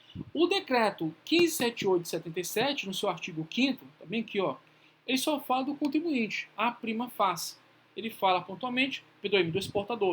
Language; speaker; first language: Portuguese; native; Portuguese